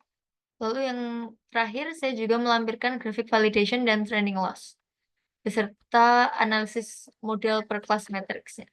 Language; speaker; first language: Indonesian; native; Indonesian